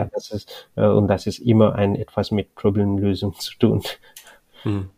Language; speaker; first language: German; non-native, learner; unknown